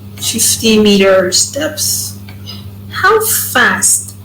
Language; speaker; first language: English; non-native, fluent; Persian